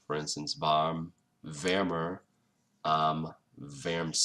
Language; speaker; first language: German; non-native, fluent; English